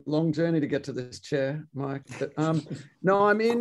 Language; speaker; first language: English; native; English